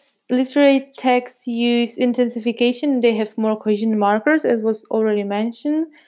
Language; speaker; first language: English; non-native, fluent; Czech